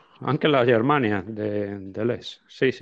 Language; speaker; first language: Italian; non-native, fluent; Spanish